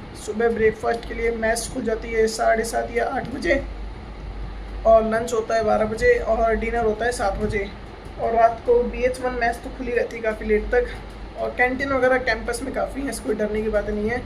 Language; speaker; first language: Hindi; native; Hindi